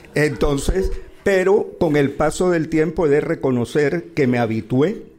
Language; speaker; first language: Spanish; native; Spanish